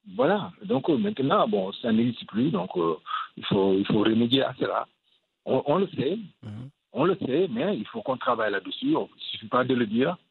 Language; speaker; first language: French; non-native, local second language; Wolof